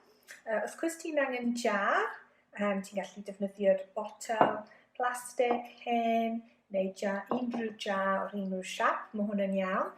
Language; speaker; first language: Welsh; non-native, local second language; English